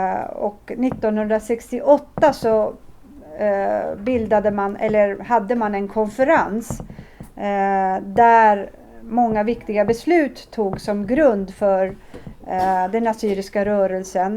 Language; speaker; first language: Swedish; early bilingual, other home language; Assyrian Neo-Aramaic